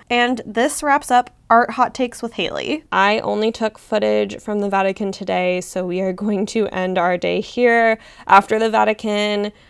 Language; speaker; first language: English; native; English